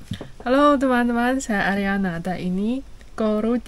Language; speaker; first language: Indonesian; non-native, fluent; Chinese